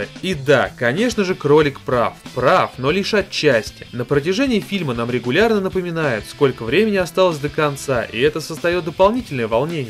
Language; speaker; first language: Russian; native; Russian